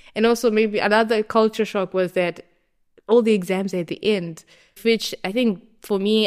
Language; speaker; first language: English; non-native, local second language; Shona